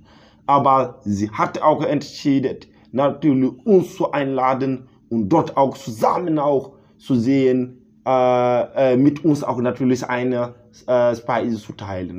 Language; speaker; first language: German; non-native, learner; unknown